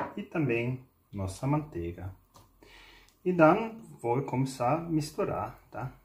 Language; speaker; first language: Portuguese; non-native, fluent; German